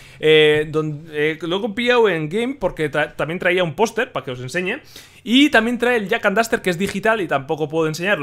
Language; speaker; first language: Spanish; native; Spanish